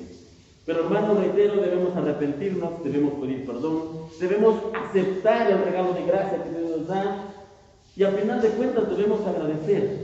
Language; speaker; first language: Spanish; native; Spanish